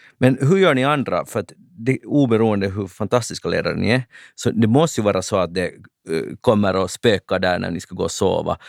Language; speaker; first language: Swedish; native; Swedish